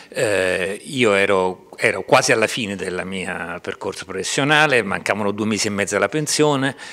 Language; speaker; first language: Italian; native; Italian